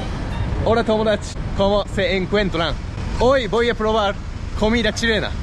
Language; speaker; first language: Spanish; non-native, learner; Japanese